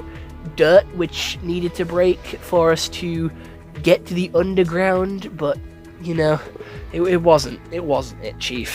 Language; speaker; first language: English; native; English